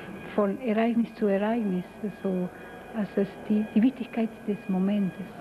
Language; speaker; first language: German; non-native, fluent; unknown